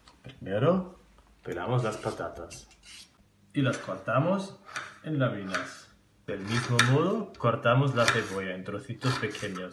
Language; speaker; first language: Spanish; non-native, fluent; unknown